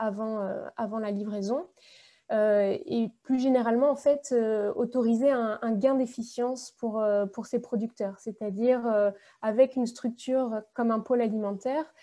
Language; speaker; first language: French; native; French